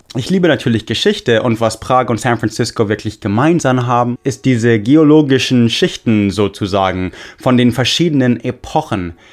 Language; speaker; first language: German; non-native, fluent; English